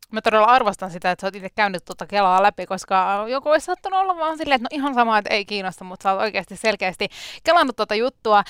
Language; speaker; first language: Finnish; native; Finnish